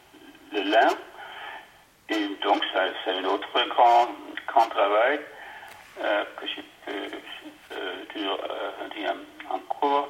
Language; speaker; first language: French; non-native, learner; Dutch